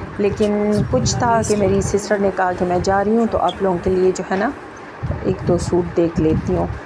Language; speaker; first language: Urdu; non-native, local second language; Pashto